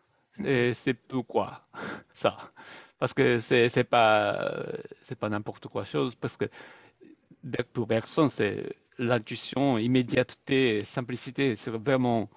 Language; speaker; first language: French; non-native, fluent; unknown